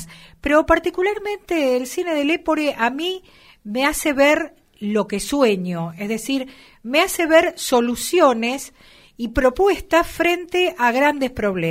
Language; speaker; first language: Spanish; native; Spanish